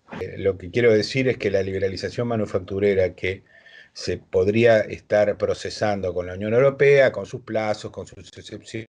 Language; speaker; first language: Spanish; native; Spanish